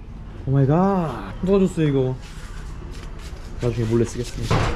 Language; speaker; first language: Korean; native; Korean